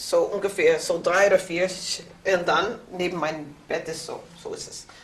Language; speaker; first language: German; non-native, learner; English